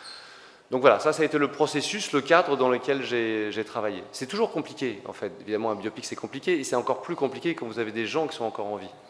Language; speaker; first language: French; native; French